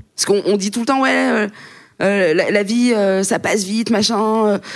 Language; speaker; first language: French; native; French